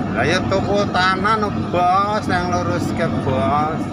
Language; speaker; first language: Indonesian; non-native, local second language; Javanese